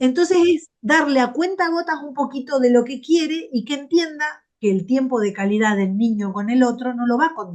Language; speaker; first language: Spanish; native; Spanish